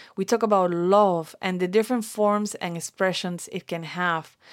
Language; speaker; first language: English; non-native, fluent; Spanish